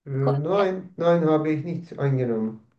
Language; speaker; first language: German; non-native, learner; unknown